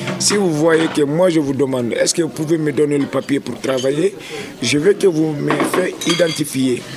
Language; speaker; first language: French; non-native, local second language; Fula